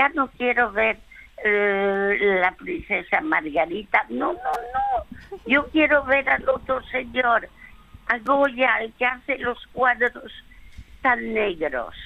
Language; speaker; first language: Spanish; early bilingual, other home language; French